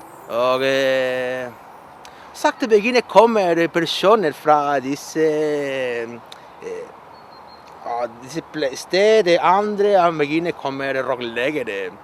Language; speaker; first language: Norwegian; non-native, learner; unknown